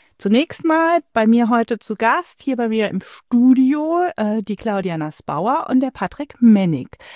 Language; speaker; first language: German; native; German